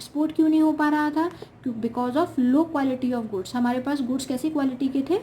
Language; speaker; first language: Hindi; native; Hindi